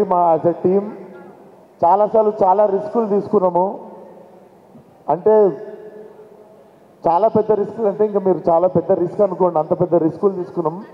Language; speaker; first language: Telugu; native; Telugu